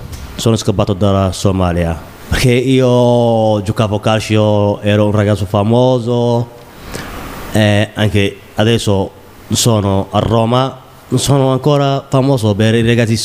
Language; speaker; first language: Italian; non-native, learner; Somali